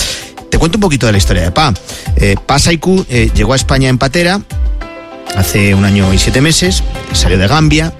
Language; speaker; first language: Spanish; native; Spanish